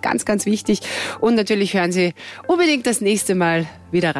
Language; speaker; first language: German; native; German